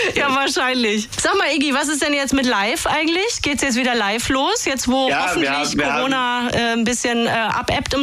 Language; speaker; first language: German; native; German